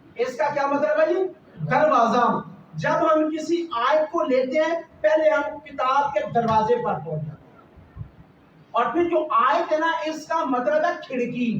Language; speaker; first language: Urdu; non-native, local second language; Punjabi